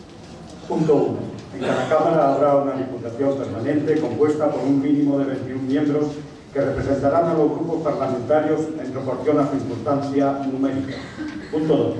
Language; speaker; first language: Spanish; native; Spanish